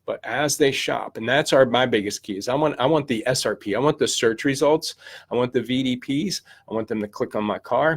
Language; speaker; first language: English; native; English